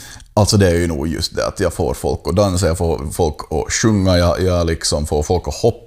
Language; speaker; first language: Swedish; native; Swedish